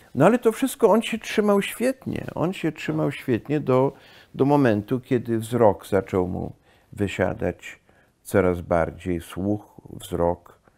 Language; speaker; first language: Polish; early bilingual, heritage; Polish